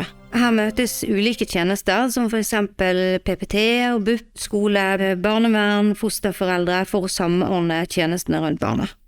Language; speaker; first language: Norwegian; native; Norwegian